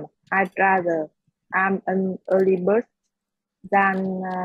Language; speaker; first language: English; non-native, learner; Vietnamese